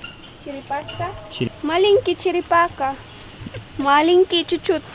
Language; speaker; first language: Russian; non-native, learner; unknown